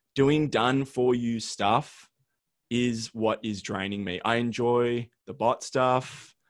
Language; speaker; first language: English; early bilingual, other home language; Ukrainian